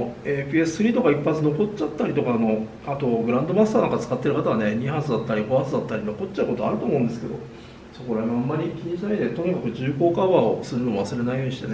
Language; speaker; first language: Japanese; native; Japanese